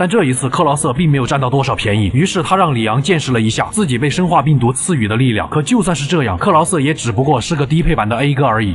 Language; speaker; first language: Chinese; native; Chinese